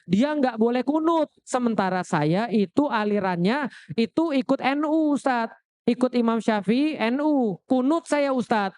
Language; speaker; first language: Indonesian; native; Indonesian